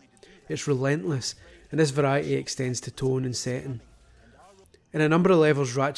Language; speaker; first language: English; native; English